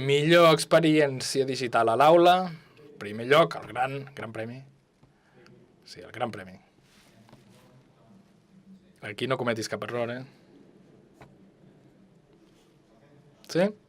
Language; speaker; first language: Catalan; non-native, fluent; English